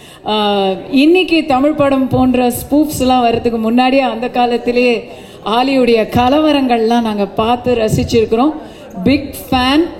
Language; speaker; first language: Tamil; native; Tamil